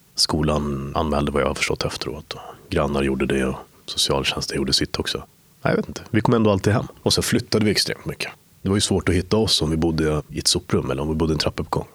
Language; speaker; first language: Swedish; native; Swedish